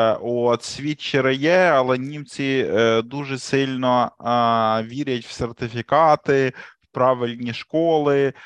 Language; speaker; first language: Ukrainian; native; Ukrainian